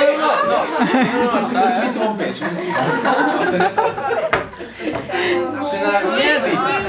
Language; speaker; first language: French; non-native, learner; Dutch